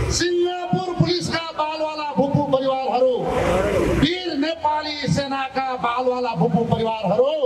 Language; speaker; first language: Nepali; native; Nepali